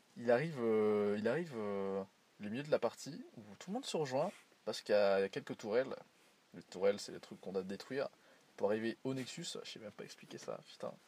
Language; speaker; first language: French; early bilingual, other home language; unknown